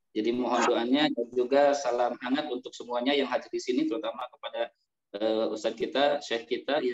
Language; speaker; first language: Indonesian; native; Indonesian